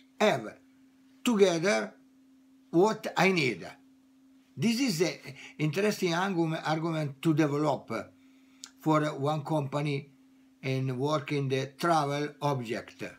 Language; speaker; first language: English; non-native, learner; Italian